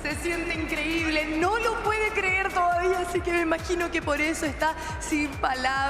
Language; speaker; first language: Spanish; native; Spanish